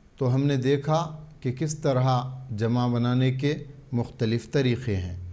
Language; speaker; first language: Urdu; native; Urdu